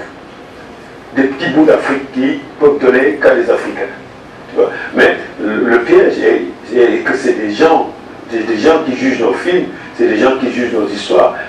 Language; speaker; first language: French; non-native, local second language; Wolof